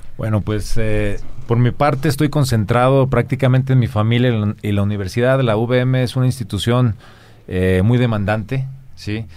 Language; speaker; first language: Spanish; native; Spanish